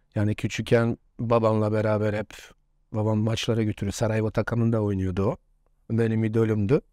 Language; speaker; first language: Turkish; non-native, fluent; Bosnian